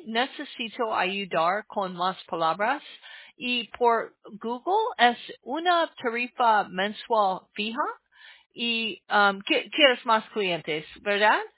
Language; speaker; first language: Spanish; non-native, learner; English